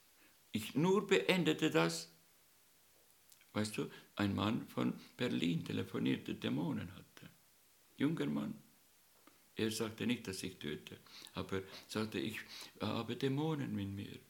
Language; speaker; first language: German; non-native, learner; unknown